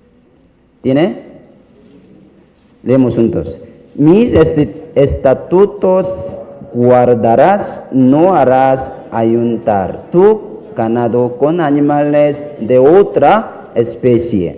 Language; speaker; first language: Spanish; non-native, learner; Korean